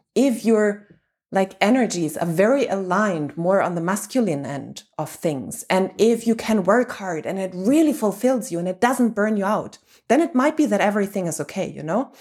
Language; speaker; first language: English; non-native, fluent; German